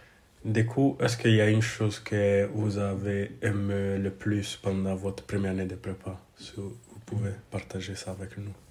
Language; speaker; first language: French; non-native, fluent; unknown